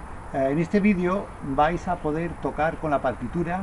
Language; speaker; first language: Spanish; native; Spanish